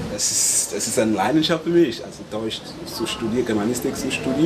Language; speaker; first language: German; non-native, fluent; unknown